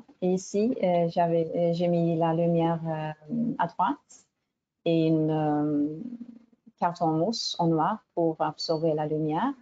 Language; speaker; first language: French; non-native, fluent; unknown